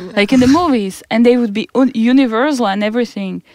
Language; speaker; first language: English; non-native, fluent; Czech